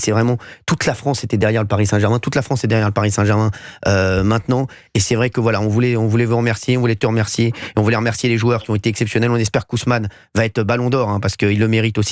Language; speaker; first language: French; native; French